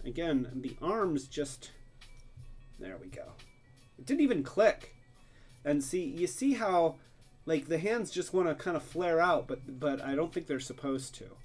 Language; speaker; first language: English; native; English